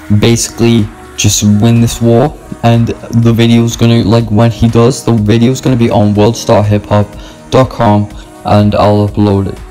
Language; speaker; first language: English; native; English